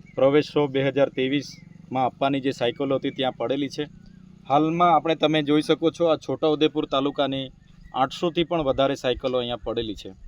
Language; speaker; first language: Gujarati; non-native, local second language; Bhili